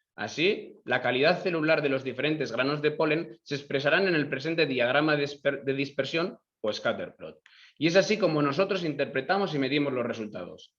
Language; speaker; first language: Spanish; native; Spanish